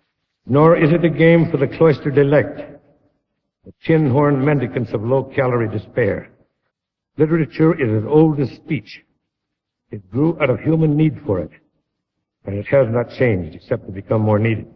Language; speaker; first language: English; native; English